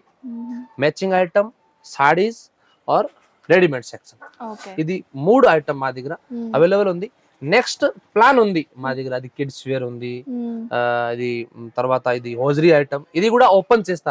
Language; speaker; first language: Telugu; non-native, local second language; Hindi